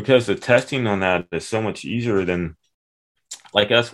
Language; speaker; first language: English; native; English